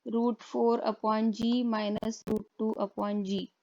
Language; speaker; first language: Hindi; non-native, local second language; Marathi